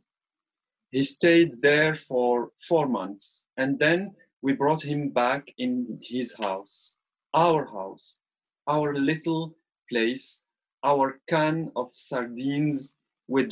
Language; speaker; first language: English; non-native, fluent; Arabic